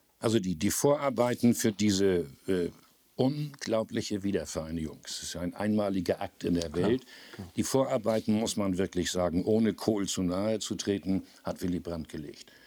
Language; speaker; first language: German; native; German